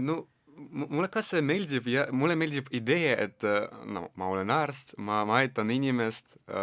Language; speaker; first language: Estonian; non-native, local second language; Russian